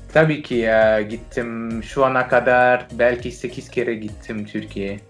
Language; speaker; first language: Turkish; non-native, fluent; French